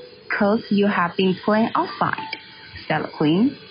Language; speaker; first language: English; non-native, fluent; Chinese